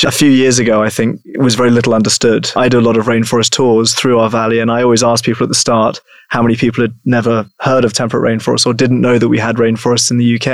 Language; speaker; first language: English; native; English